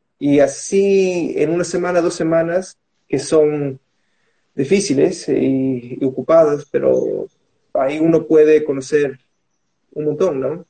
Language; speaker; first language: Spanish; early bilingual, heritage; Spanish